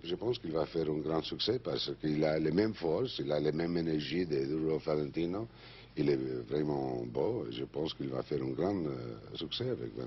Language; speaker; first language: French; non-native, learner; Spanish